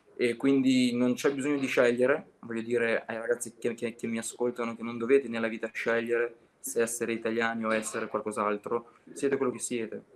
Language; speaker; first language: Italian; early bilingual, other home language; Albanian